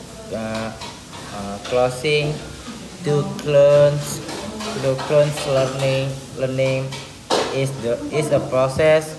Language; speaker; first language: English; non-native, learner; Indonesian